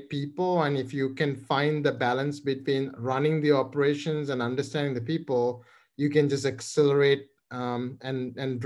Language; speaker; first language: English; non-native, local second language; Sinhala